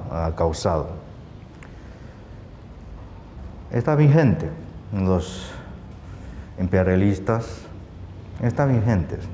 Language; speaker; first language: Spanish; non-native, fluent; Chinese